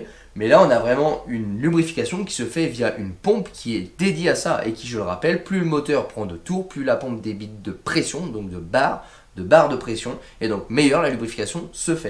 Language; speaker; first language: French; native; French